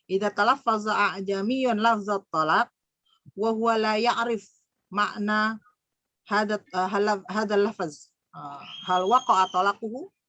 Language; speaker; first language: Arabic; non-native, fluent; Indonesian